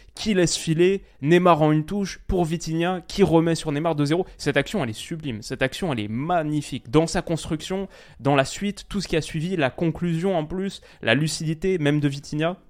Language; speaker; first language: French; native; French